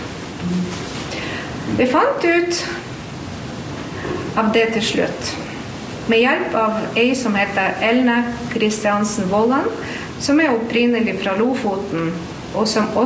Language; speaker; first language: Norwegian; non-native, fluent; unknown